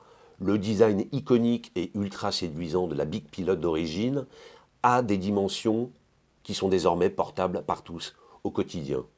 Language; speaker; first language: French; native; French